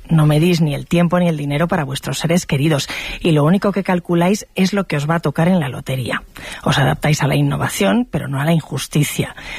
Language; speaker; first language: Spanish; native; Spanish